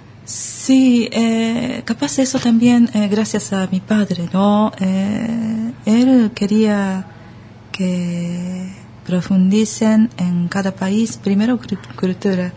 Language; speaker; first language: Spanish; early bilingual, other home language; Japanese